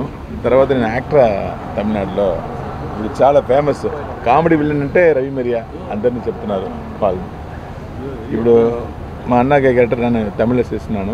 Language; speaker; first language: Telugu; non-native, learner; Tamil